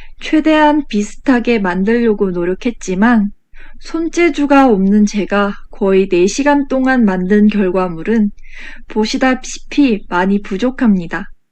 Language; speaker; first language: Korean; non-native, fluent; Chinese